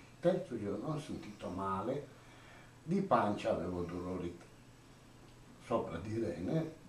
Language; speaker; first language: Italian; non-native, learner; Croatian